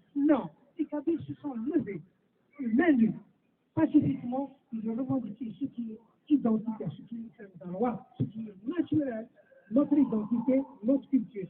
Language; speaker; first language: French; non-native, local second language; Kabyle